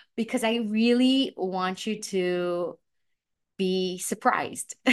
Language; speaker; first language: English; non-native, fluent; Russian